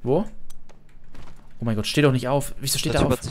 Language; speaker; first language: German; native; German